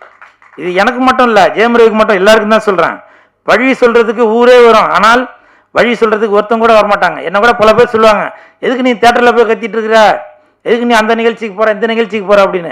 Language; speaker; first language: Tamil; native; Tamil